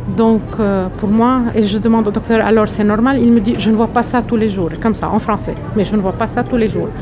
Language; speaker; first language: French; non-native, local second language; Arabic